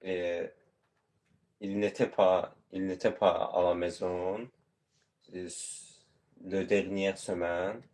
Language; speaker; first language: French; non-native, learner; Azerbaijani